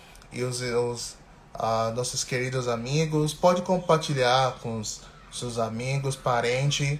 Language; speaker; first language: Portuguese; non-native, fluent; English